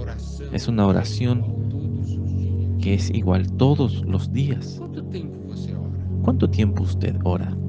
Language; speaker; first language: Spanish; non-native, fluent; Portuguese